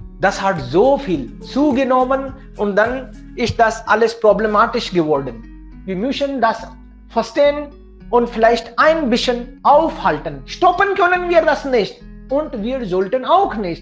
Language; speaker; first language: German; non-native, fluent; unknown